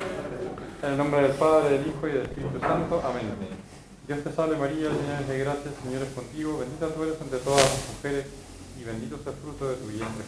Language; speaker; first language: Spanish; native; Spanish